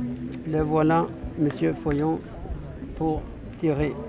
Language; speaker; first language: French; non-native, learner; English